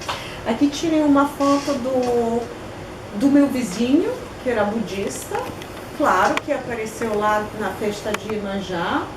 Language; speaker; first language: Portuguese; non-native, fluent; Polish